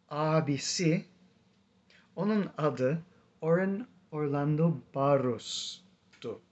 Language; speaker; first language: Turkish; non-native, fluent; English